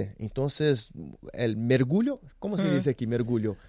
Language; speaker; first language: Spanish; non-native, learner; Portuguese